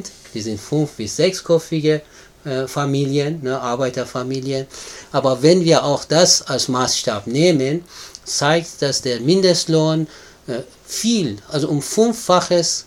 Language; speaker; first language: German; non-native, fluent; Persian